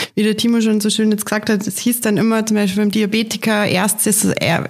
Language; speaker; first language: German; native; German